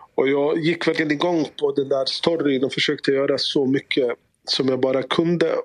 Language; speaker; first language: Swedish; early bilingual, other home language; Bosnian